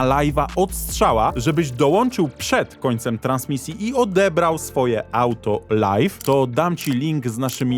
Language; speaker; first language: Polish; native; Polish